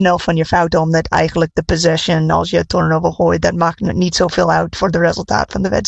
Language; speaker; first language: Dutch; non-native, fluent; English